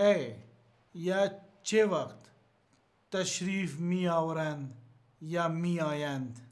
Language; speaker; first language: Persian; non-native, learner; Urdu